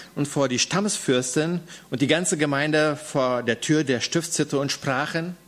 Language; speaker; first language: German; native; German